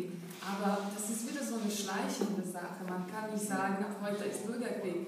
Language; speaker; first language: German; non-native, fluent; Hungarian